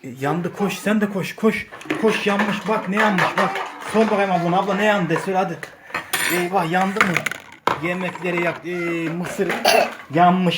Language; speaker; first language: Turkish; native; Turkish